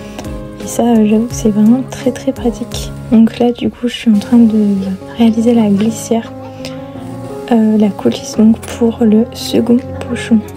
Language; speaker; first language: French; native; French